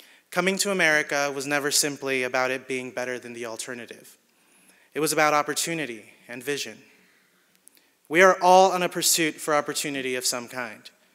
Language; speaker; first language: English; early bilingual, other home language; Spanish